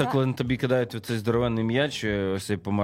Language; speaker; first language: Ukrainian; native; Ukrainian